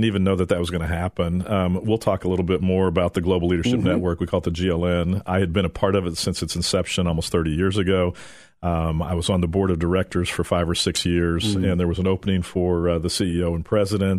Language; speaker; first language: English; native; English